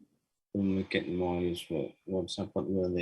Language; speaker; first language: English; non-native, learner; Malay